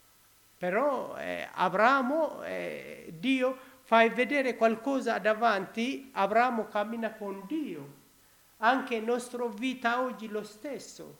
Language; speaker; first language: Italian; non-native, learner; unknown